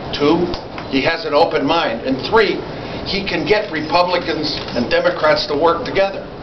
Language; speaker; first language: English; early bilingual, other home language; Spanish